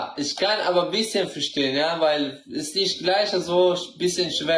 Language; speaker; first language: German; non-native, learner; Central Kurdish